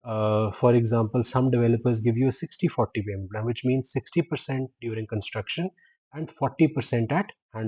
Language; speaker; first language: English; non-native, local second language; Urdu